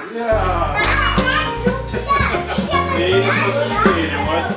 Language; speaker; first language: Dutch; native; Dutch